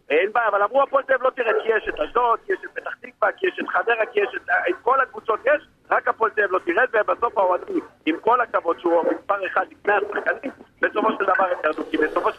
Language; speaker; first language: Hebrew; native; Hebrew